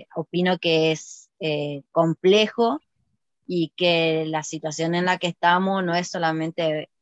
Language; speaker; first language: Spanish; native; Spanish